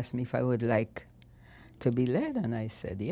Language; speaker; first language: English; native; English